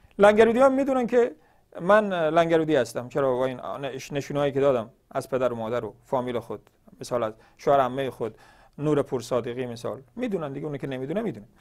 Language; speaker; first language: Persian; native; Persian